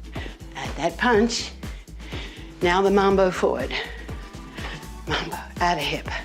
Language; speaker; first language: English; native; English